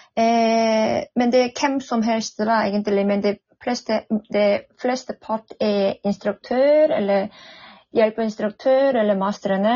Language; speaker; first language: Norwegian; non-native, fluent; Korean